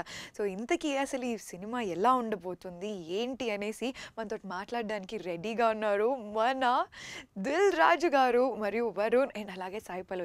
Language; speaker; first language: Telugu; native; Telugu